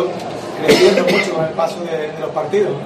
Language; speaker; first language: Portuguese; non-native, learner; Spanish